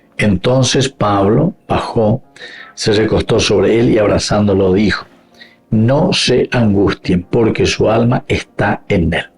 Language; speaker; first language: Spanish; native; Spanish